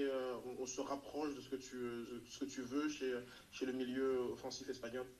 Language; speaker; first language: French; native; French